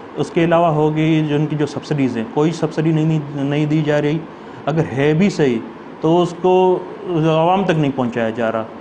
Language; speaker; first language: Urdu; non-native, local second language; Sindhi